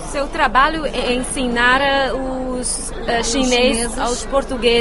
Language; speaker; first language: Portuguese; non-native, fluent; Chinese